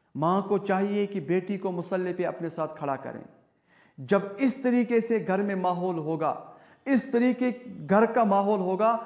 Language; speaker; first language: Hindi; non-native, local second language; Kashmiri